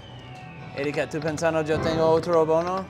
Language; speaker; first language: Spanish; non-native, learner; English